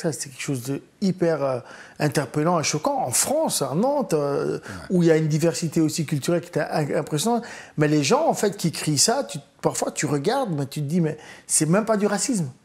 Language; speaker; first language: French; early bilingual, other home language; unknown